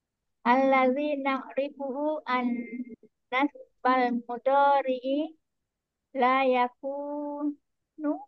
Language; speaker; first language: Arabic; non-native, learner; Indonesian